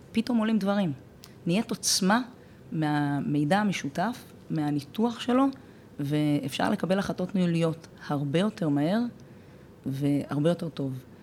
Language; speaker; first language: Hebrew; native; Hebrew